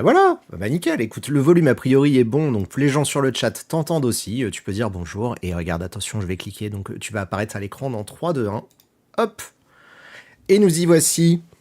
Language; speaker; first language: French; native; French